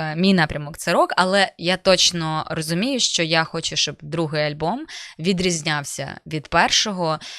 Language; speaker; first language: Ukrainian; native; Ukrainian